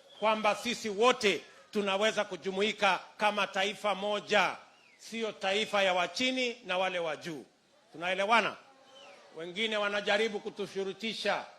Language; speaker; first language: Swahili; non-native, local second language; Kalenjin